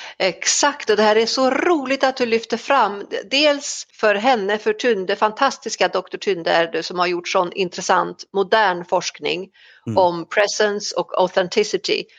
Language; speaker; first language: Swedish; native; Swedish